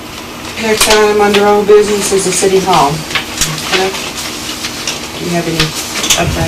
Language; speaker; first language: English; native; English